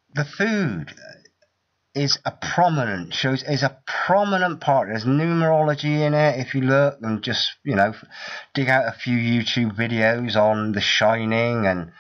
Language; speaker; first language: English; native; English